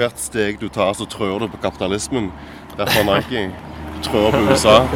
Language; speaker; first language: Norwegian; native; Norwegian